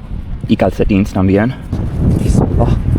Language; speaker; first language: Spanish; non-native, learner; English